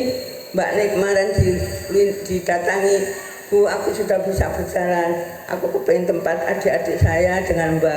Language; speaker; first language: Indonesian; non-native, local second language; Javanese